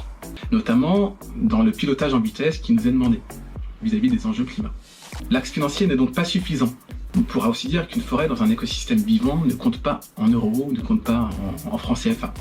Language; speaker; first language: French; native; French